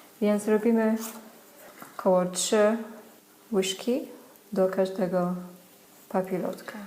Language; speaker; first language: Polish; non-native, learner; English